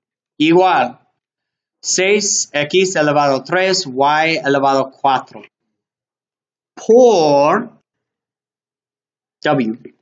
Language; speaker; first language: Spanish; non-native, learner; English